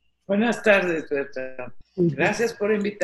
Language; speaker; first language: Spanish; native; Spanish